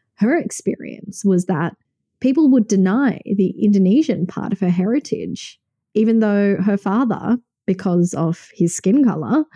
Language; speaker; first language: English; native; English